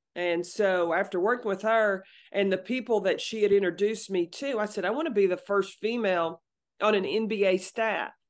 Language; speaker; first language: English; native; English